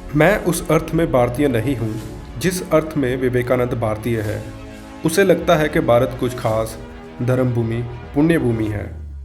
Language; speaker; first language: Hindi; native; Hindi